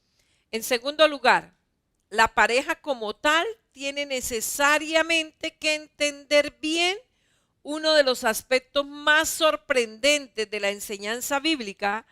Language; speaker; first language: Spanish; native; Spanish